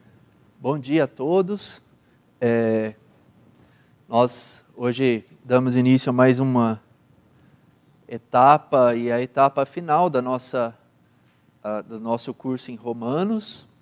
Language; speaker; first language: Portuguese; native; Portuguese